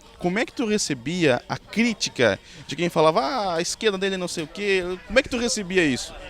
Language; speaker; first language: Portuguese; native; Portuguese